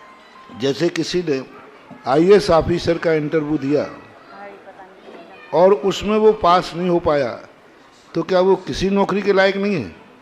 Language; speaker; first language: Hindi; native; Hindi